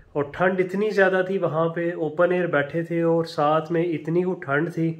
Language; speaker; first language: Urdu; non-native, local second language; Punjabi